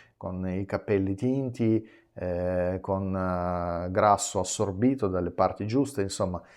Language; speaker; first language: Italian; non-native, fluent; Russian